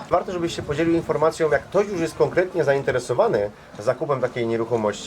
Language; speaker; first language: Polish; native; Polish